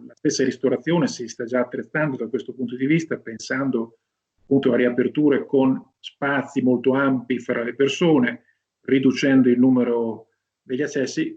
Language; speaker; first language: Italian; native; Italian